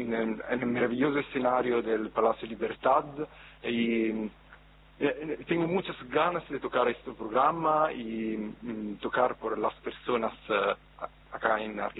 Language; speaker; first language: Spanish; non-native, fluent; Italian